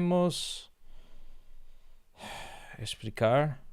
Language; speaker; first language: Portuguese; non-native, learner; English